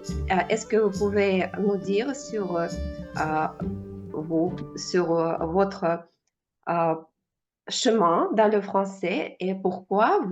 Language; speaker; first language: French; non-native, fluent; Russian